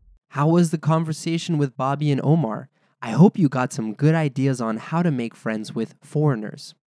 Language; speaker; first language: English; native; English